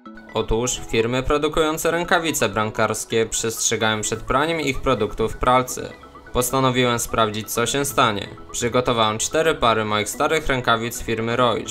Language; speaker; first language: Polish; native; Polish